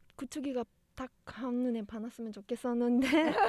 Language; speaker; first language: Korean; non-native, fluent; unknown